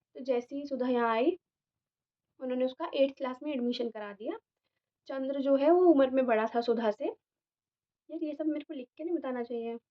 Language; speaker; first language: Hindi; native; Hindi